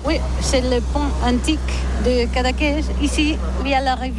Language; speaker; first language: French; non-native, learner; Catalan